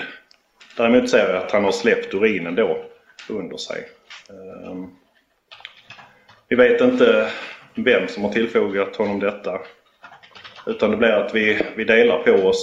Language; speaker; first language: Swedish; native; Swedish